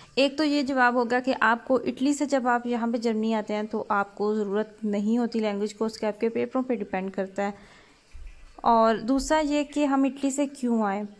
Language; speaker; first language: Urdu; native; Urdu